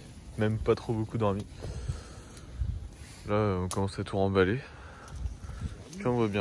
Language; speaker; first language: French; native; French